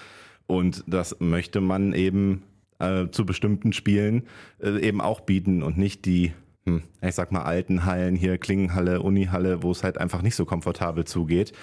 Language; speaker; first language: German; native; German